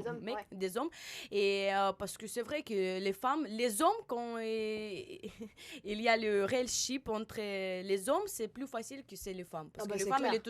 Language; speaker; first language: French; non-native, learner; Russian